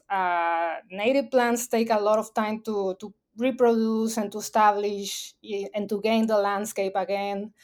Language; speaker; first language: English; non-native, fluent; Spanish